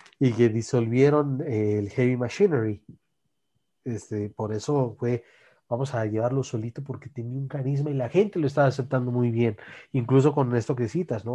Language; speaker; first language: Spanish; native; Spanish